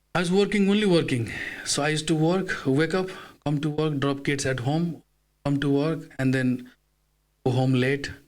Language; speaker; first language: English; non-native, fluent; Nepali